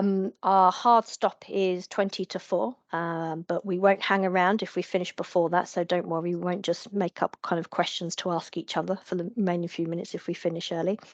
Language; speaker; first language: English; native; English